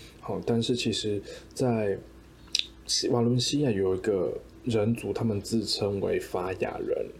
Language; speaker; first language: Chinese; native; Chinese